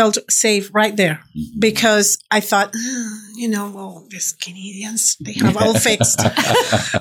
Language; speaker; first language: English; non-native, fluent; Spanish